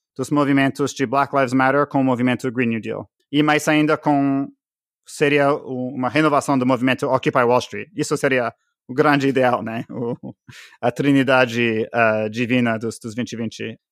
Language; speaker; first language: Portuguese; non-native, fluent; English